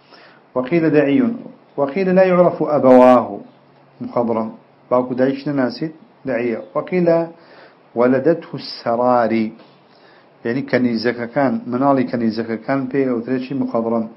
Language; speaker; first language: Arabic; non-native, fluent; Central Kurdish